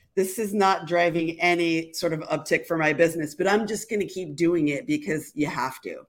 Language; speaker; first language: English; native; English